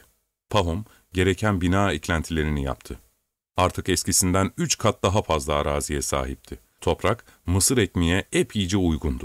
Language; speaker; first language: Turkish; native; Turkish